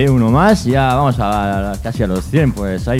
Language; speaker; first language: Spanish; non-native, local second language; Basque